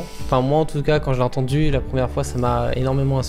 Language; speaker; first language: French; native; French